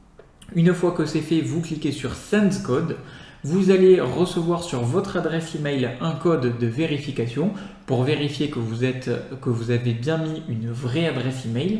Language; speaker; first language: French; native; French